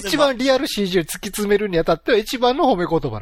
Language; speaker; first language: Japanese; native; Japanese